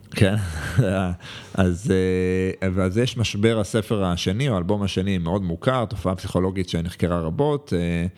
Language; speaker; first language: Hebrew; native; Hebrew